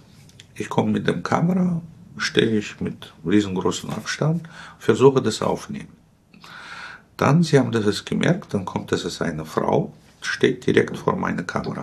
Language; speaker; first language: German; non-native, fluent; Russian